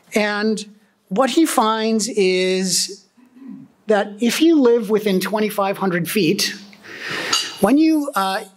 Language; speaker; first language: English; native; English